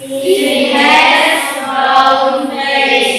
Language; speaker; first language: English; non-native, learner; Indonesian